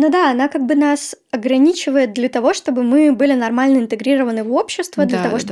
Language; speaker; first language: Russian; native; Russian